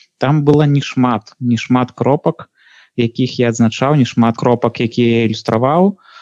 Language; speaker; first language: Belarusian; non-native, local second language; Russian